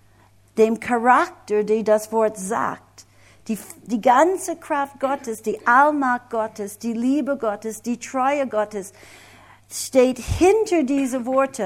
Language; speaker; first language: German; non-native, fluent; English